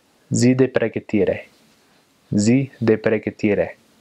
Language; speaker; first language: Romanian; non-native, fluent; English